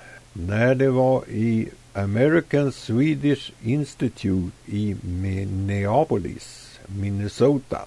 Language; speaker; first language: Swedish; native; Swedish